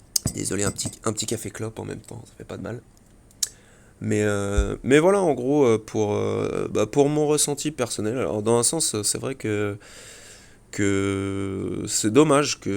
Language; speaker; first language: French; native; French